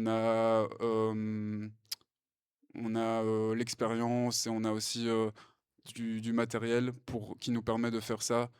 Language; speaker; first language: French; native; French